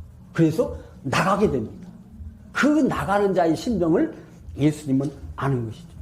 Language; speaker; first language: Korean; native; Korean